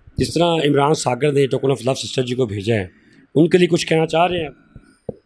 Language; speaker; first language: Urdu; non-native, local second language; Punjabi